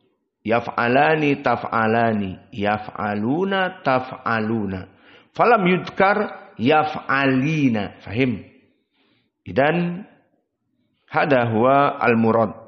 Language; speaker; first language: Arabic; non-native, fluent; Indonesian